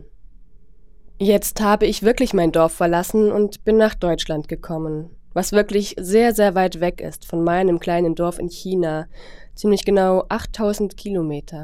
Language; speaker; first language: German; non-native, fluent; Chinese